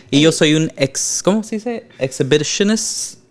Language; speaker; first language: Spanish; early bilingual, heritage; Spanish